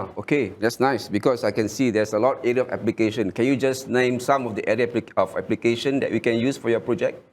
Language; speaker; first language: English; non-native, local second language; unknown